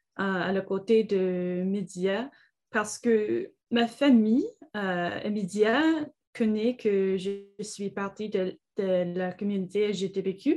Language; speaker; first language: French; non-native, learner; English